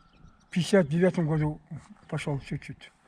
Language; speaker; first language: Russian; non-native, local second language; Kazakh